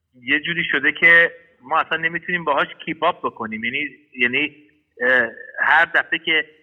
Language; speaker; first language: Persian; early bilingual, heritage; Persian